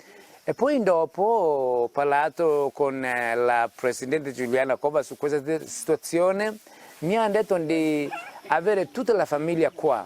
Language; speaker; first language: Italian; non-native, fluent; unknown